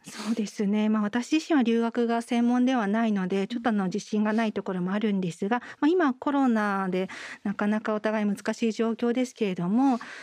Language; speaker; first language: Japanese; native; Japanese